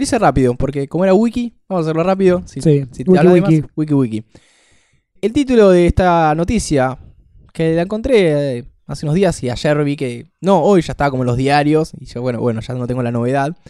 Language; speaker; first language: Spanish; native; Spanish